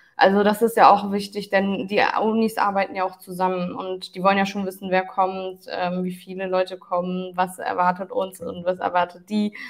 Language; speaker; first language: German; early bilingual, other home language; Turkish